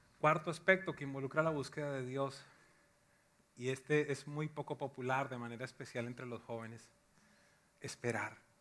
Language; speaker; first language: Spanish; native; Spanish